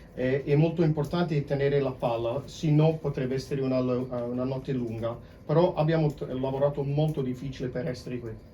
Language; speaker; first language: Italian; non-native, fluent; English